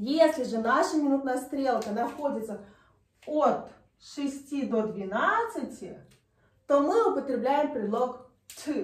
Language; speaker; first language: Russian; native; Russian